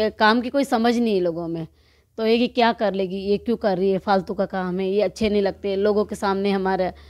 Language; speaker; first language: Hindi; native; Hindi